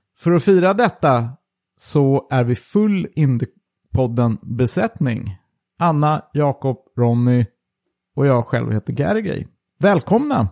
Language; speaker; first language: Swedish; early bilingual, other home language; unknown